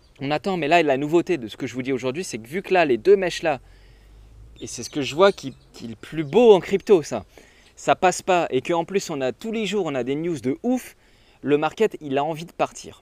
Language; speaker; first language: French; native; French